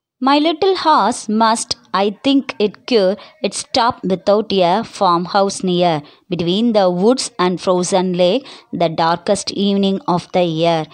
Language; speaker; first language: English; non-native, local second language; Tamil